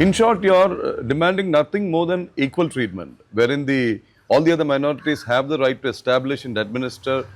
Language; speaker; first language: English; non-native, local second language; Malayalam